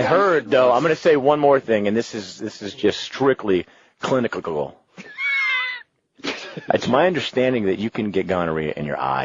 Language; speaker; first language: English; native; English